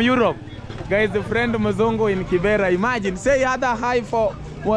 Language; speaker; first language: English; non-native, learner; Swahili